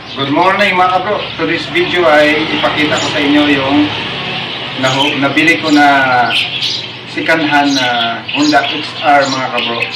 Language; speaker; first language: Filipino; non-native, local second language; Cebuano